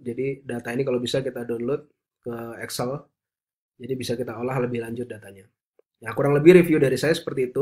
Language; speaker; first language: Indonesian; native; Indonesian